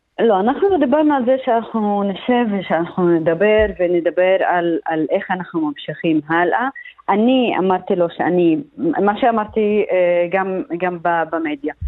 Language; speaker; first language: Hebrew; non-native, local second language; Arabic